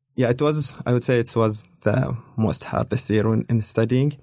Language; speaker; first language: English; non-native, learner; Arabic